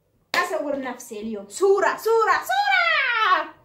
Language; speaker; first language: Arabic; non-native, learner; Oromo